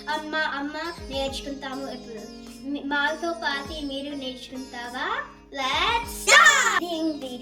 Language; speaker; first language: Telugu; early bilingual, heritage; Telugu